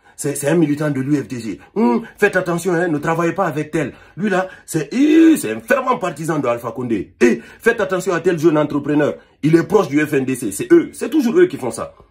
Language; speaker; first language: French; non-native, local second language; Fula